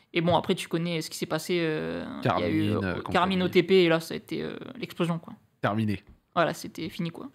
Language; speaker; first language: French; native; French